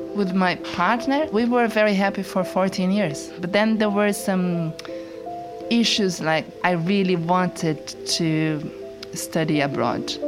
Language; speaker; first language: English; non-native, fluent; Portuguese